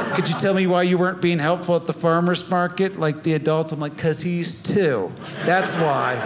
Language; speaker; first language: English; native; English